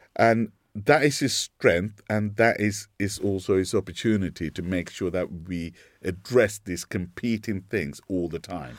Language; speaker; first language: English; non-native, local second language; Sinhala